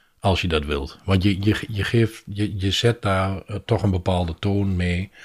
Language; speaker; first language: Dutch; native; Dutch